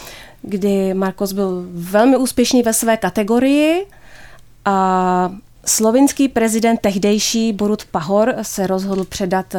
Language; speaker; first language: Czech; native; Czech